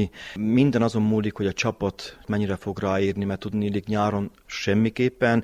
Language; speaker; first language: Hungarian; native; Hungarian